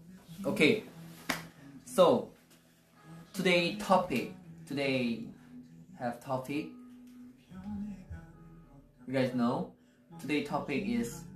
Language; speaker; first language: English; non-native, learner; Korean